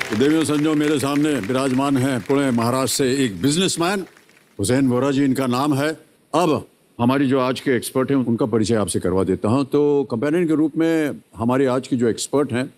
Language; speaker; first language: Hindi; native; Hindi